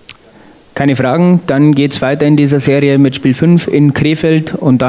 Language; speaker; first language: German; native; German